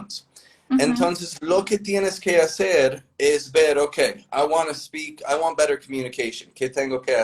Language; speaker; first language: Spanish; non-native, fluent; English